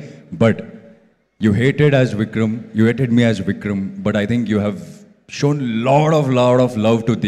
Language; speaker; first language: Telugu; non-native, local second language; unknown